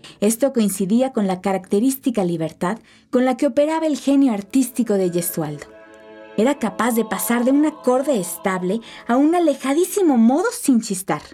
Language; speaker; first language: Spanish; native; Spanish